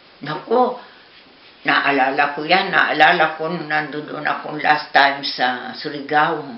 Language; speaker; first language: Filipino; native; Filipino